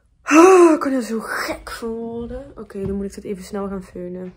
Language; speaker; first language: Dutch; native; Dutch